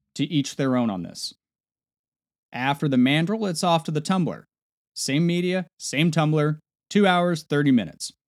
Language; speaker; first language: English; native; English